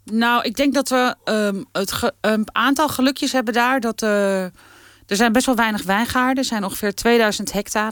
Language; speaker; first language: Dutch; native; Dutch